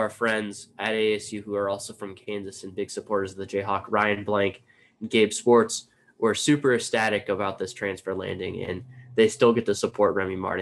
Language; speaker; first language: English; native; English